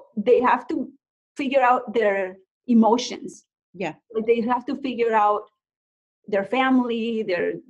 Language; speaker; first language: English; non-native, fluent; Spanish